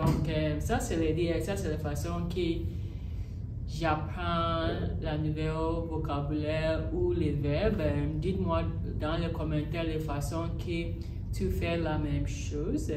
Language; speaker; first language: French; non-native, learner; English